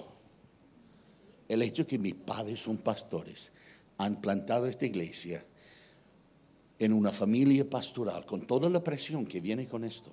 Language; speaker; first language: Spanish; non-native, fluent; English